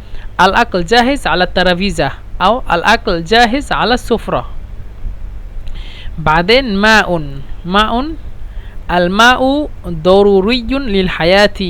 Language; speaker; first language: Arabic; non-native, fluent; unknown